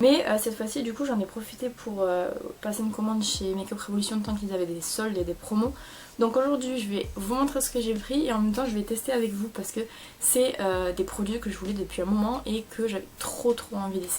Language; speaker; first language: French; native; French